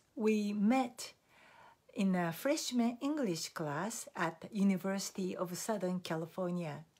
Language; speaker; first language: English; non-native, fluent; Japanese